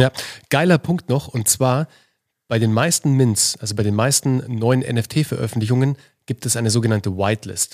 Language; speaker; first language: German; native; German